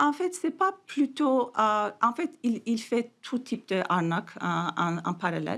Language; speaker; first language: French; non-native, fluent; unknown